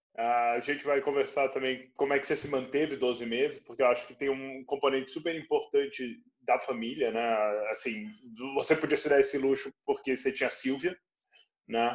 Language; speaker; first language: Portuguese; native; Portuguese